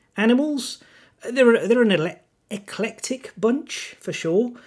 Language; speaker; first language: English; non-native, local second language; Welsh